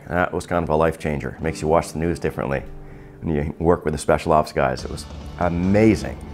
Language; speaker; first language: English; native; English